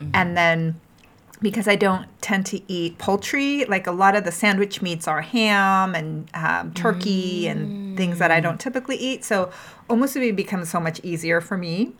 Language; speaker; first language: English; early bilingual, other home language; Japanese